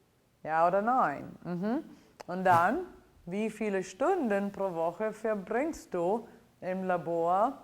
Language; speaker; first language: German; non-native, fluent; English